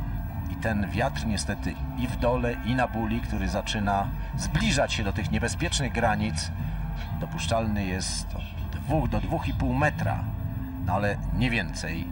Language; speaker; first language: Polish; native; Polish